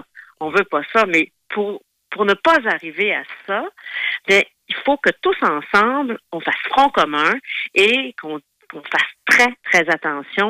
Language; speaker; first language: French; native; French